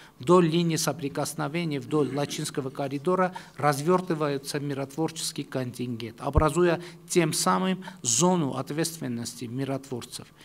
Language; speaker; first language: Russian; non-native, local second language; Armenian